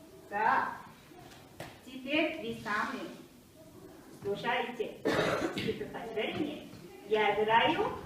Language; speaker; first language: Russian; non-native, fluent; Mongolian